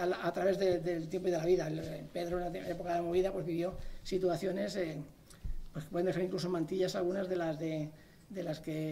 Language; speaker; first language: Spanish; native; Spanish